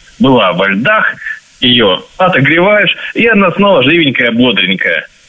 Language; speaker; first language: Russian; native; Russian